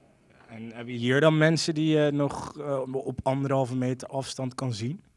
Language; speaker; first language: Dutch; native; Dutch